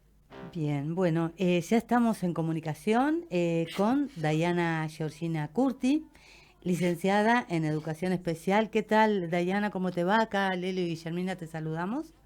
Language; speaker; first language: Spanish; native; Spanish